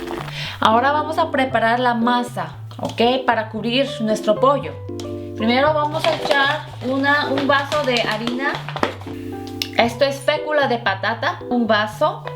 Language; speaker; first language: Spanish; non-native, fluent; Korean